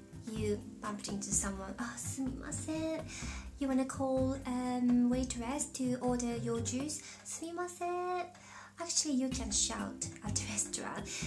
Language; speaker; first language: English; non-native, fluent; Japanese